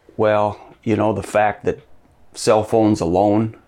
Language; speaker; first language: English; native; English